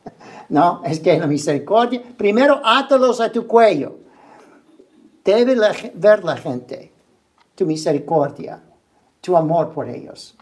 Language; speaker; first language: Spanish; non-native, fluent; English